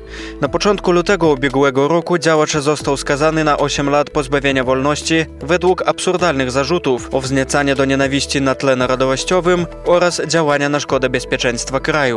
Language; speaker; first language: Polish; native; Polish